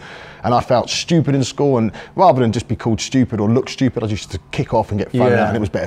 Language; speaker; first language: English; native; English